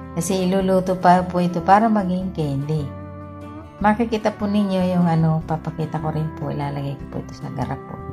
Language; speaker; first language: Filipino; non-native, local second language; Bikol